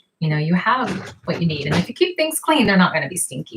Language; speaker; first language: English; native; English